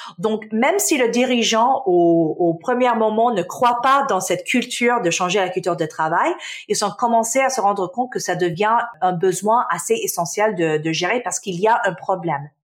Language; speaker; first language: French; early bilingual, other home language; Arabic